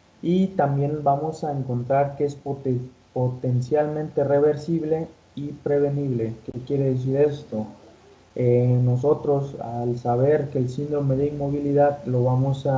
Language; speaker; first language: Spanish; native; Spanish